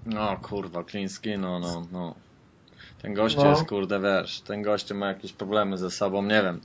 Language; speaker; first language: Polish; native; Polish